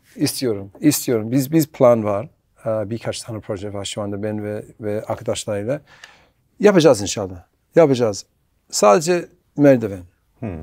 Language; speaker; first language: Turkish; non-native, learner; English